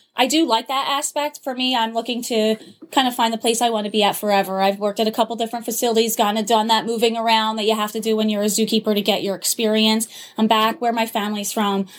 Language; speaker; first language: English; native; English